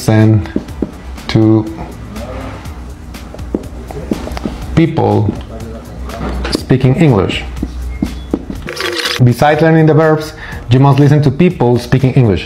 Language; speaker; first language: English; non-native, fluent; Spanish